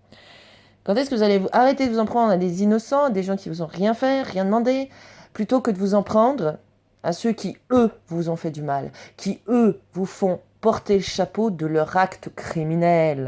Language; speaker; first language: French; native; French